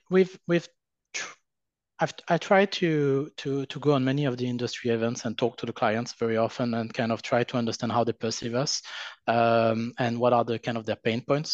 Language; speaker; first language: English; non-native, fluent; French